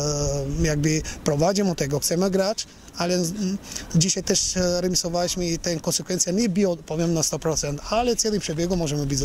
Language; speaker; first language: Polish; non-native, learner; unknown